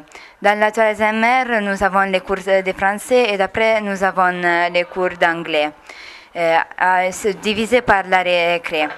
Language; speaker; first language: French; non-native, learner; Italian